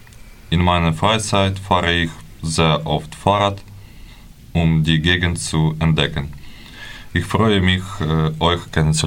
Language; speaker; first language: German; non-native, fluent; Ukrainian